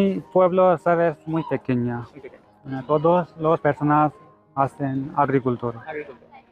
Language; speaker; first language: Spanish; non-native, learner; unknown